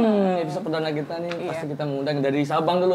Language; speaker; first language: Indonesian; native; Indonesian